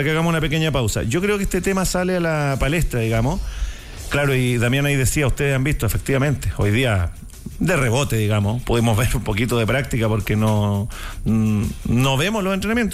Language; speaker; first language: Spanish; native; Spanish